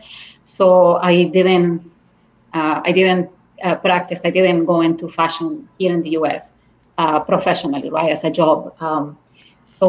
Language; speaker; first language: English; non-native, fluent; Spanish